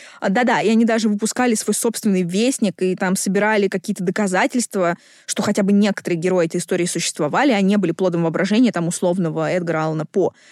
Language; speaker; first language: Russian; native; Russian